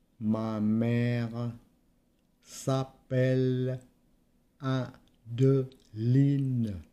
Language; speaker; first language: French; non-native, fluent; Vietnamese